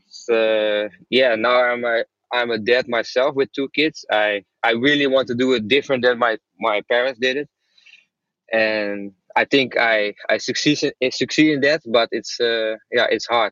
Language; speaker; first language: English; non-native, fluent; Dutch